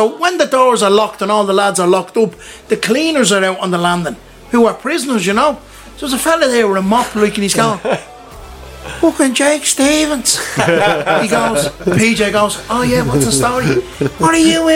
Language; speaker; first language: English; native; English